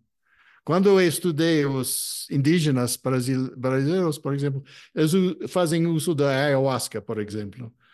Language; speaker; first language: Portuguese; non-native, fluent; English